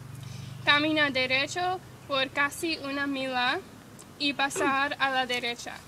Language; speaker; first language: Spanish; non-native, learner; English